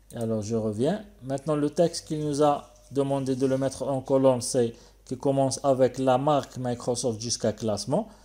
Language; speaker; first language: French; non-native, local second language; Arabic